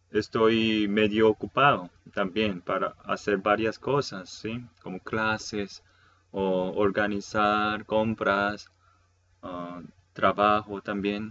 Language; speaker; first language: Spanish; non-native, fluent; Korean